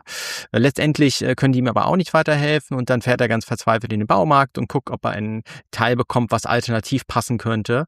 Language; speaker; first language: German; native; German